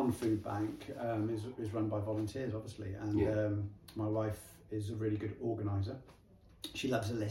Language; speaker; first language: English; native; English